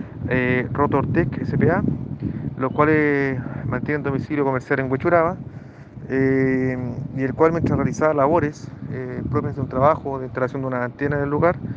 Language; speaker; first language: Spanish; native; Spanish